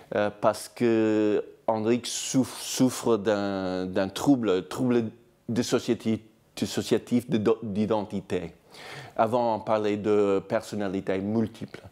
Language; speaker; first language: French; non-native, fluent; English